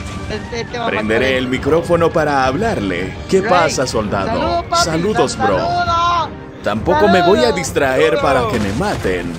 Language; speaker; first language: Spanish; native; Spanish